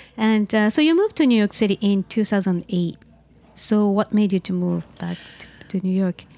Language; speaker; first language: English; non-native, fluent; Japanese